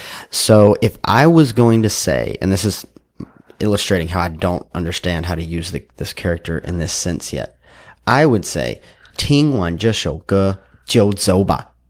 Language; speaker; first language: English; native; English